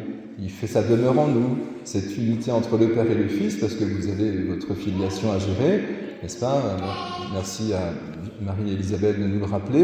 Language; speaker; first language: French; native; French